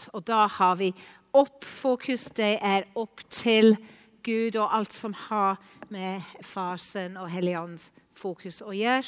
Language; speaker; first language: Norwegian; non-native, fluent; English